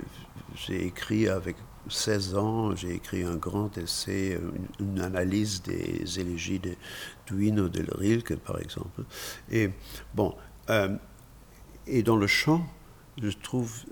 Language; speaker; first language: French; non-native, fluent; German